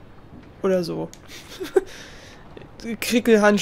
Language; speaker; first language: German; native; German